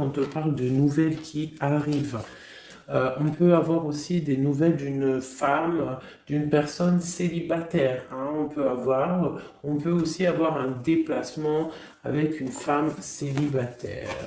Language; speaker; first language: French; native; French